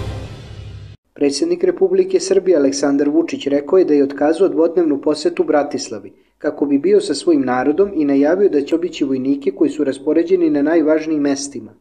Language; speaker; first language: Serbian; native; Serbian